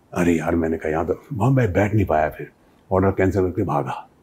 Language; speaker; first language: Hindi; native; Hindi